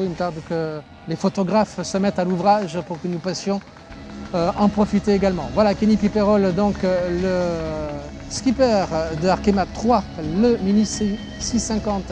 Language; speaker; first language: French; native; French